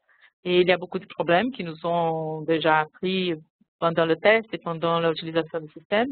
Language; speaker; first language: French; non-native, fluent; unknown